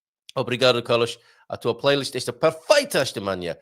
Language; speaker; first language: Portuguese; non-native, learner; English